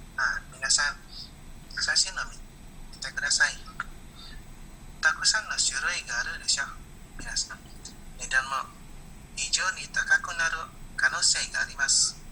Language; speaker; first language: Japanese; non-native, learner; Indonesian